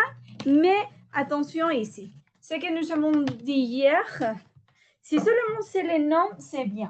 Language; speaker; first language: French; non-native, learner; Spanish